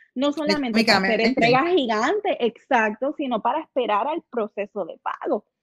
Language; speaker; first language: Spanish; native; Spanish